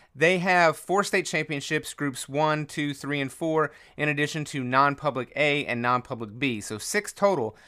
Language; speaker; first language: English; native; English